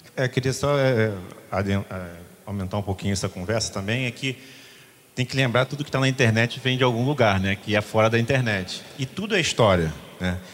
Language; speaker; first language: Portuguese; native; Portuguese